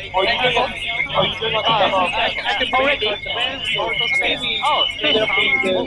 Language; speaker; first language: English; non-native, learner; Japanese